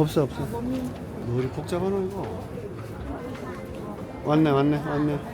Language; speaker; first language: Korean; native; Korean